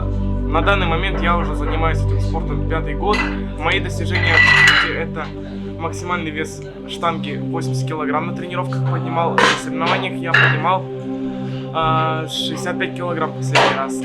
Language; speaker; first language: Russian; native; Russian